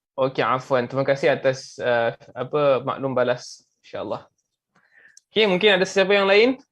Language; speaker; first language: Malay; native; Malay